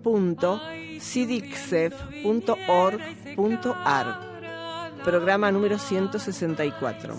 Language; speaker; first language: Spanish; native; Spanish